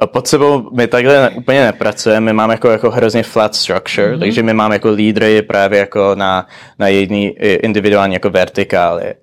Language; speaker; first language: Czech; early bilingual, heritage; Czech